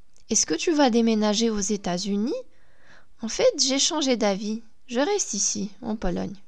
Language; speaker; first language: French; non-native, fluent; Polish